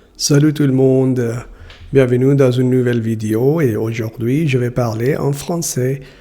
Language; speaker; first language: French; non-native, learner; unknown